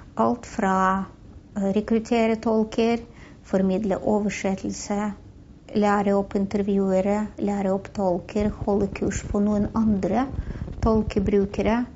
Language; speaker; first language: Norwegian; non-native, fluent; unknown